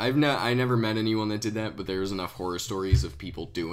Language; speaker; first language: English; native; English